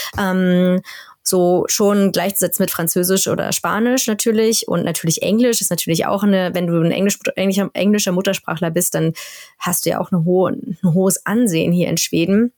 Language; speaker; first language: German; native; German